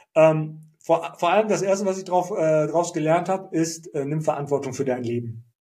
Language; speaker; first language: German; native; German